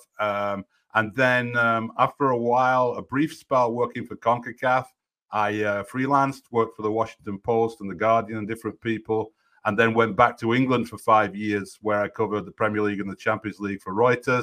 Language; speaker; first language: English; native; English